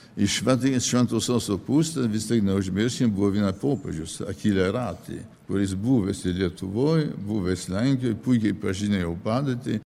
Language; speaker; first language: Lithuanian; early bilingual, heritage; Lithuanian